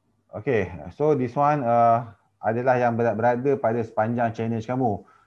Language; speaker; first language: Malay; native; Malay